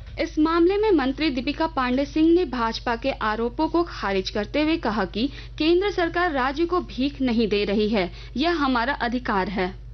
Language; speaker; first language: Hindi; native; Hindi